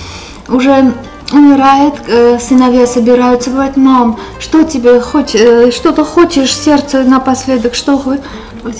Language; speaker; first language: Russian; non-native, local second language; Armenian